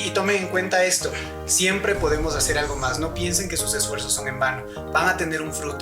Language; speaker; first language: Spanish; native; Spanish